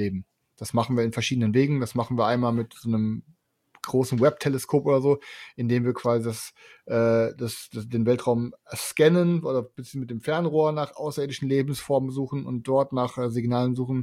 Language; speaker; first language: German; native; German